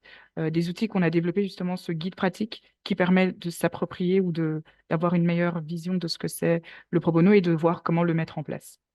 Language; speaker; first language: French; native; French